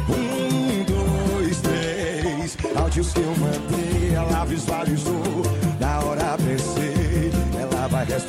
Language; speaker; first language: Portuguese; native; Portuguese